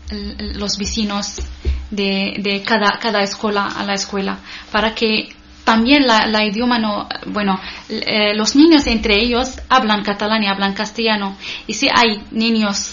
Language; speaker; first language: Spanish; non-native, learner; Arabic